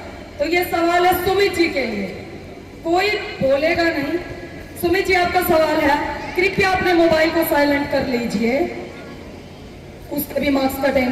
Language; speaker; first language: Hindi; native; Hindi